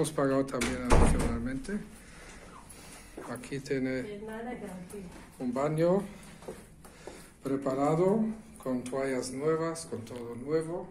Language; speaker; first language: Spanish; non-native, fluent; German